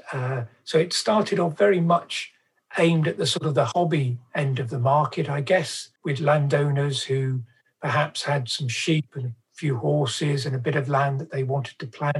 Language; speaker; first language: English; native; English